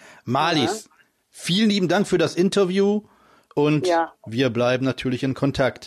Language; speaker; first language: German; native; German